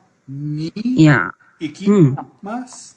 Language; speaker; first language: Japanese; non-native, learner; English